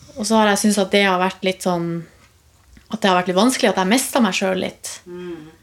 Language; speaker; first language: Norwegian; native; Norwegian